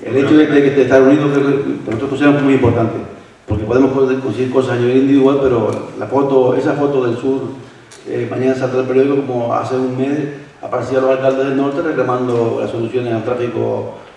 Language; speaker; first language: Spanish; native; Spanish